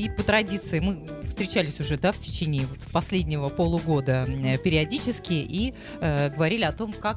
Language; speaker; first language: Russian; native; Russian